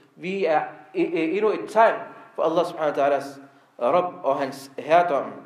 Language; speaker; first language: Danish; early bilingual, other home language; Arabic